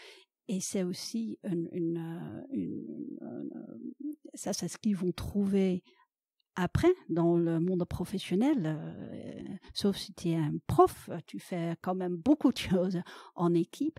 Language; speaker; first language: French; non-native, fluent; Dutch